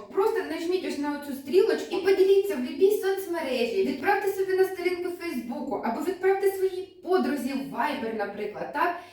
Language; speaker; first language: Ukrainian; non-native, local second language; Russian